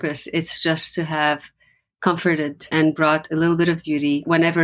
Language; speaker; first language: English; non-native, fluent; Arabic